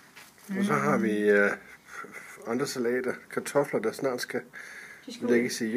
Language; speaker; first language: Danish; native; Danish